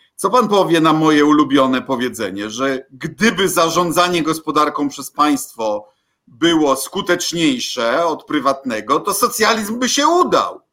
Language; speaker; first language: Polish; native; Polish